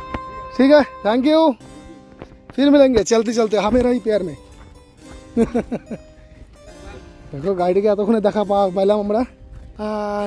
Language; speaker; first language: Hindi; non-native, local second language; Bangla